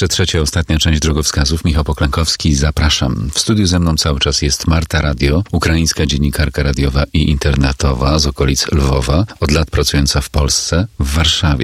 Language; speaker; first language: Polish; native; Polish